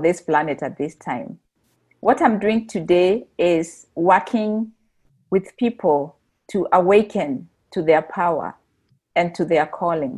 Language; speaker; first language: English; non-native, local second language; Meru